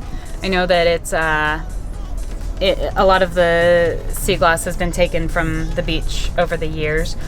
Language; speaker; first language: English; native; English